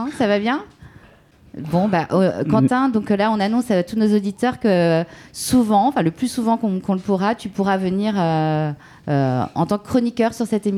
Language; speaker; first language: French; native; French